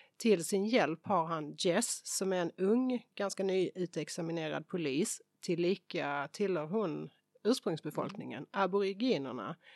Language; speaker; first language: Swedish; native; Swedish